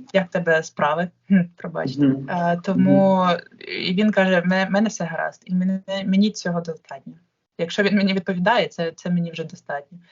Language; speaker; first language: Ukrainian; non-native, local second language; Russian